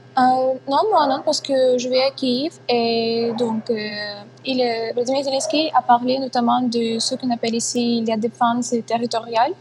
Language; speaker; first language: French; non-native, fluent; Ukrainian